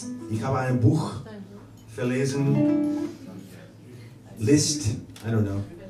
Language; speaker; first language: German; non-native, learner; English